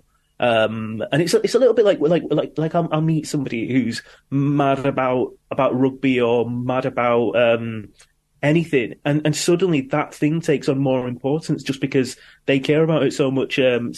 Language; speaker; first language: English; native; English